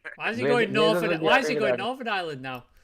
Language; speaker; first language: English; native; English